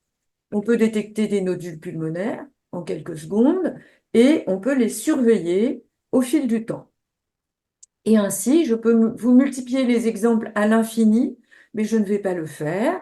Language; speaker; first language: French; native; French